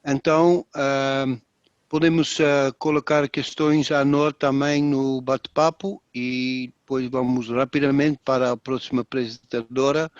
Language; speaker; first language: Portuguese; non-native, fluent; Dutch